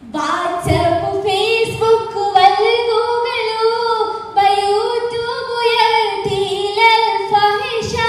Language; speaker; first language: Arabic; non-native, learner; Malayalam